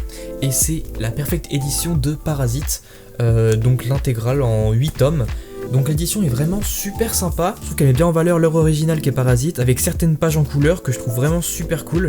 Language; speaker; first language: French; native; French